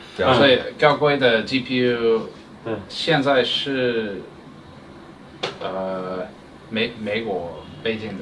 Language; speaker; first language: Chinese; non-native, learner; English